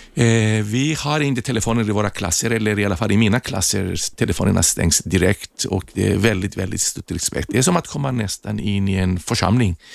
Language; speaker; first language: Swedish; non-native, fluent; Greek